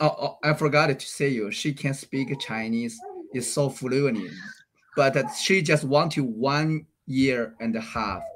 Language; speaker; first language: English; non-native, learner; Chinese